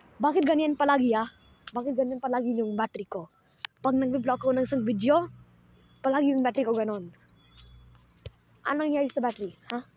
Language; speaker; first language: Filipino; non-native, learner; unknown